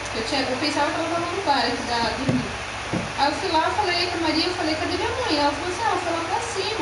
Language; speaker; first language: Portuguese; native; Portuguese